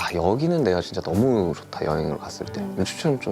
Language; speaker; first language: Korean; native; Korean